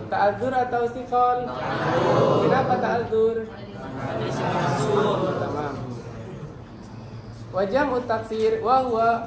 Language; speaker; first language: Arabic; non-native, fluent; Indonesian